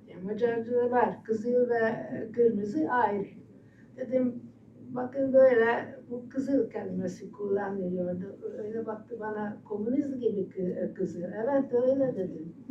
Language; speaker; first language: Turkish; non-native, fluent; Hungarian